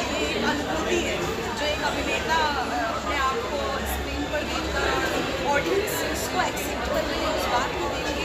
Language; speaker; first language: Hindi; native; Hindi